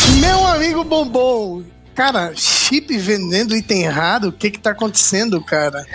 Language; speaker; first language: Portuguese; native; Portuguese